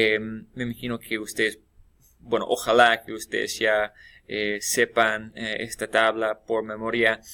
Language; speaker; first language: Spanish; non-native, fluent; English